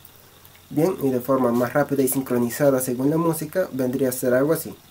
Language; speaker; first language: Spanish; native; Spanish